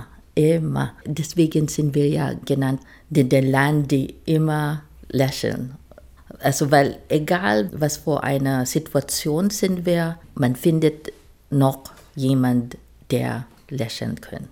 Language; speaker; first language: German; non-native, fluent; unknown